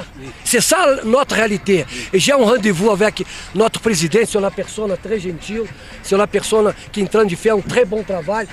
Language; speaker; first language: French; non-native, fluent; Portuguese